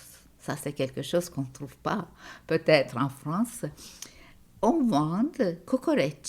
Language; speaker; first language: French; non-native, fluent; Turkish